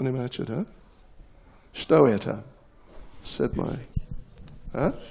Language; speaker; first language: Russian; non-native, learner; English